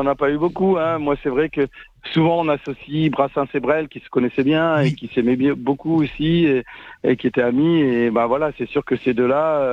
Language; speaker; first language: French; native; French